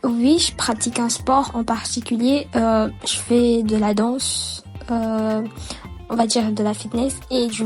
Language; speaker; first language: French; non-native, local second language; Malagasy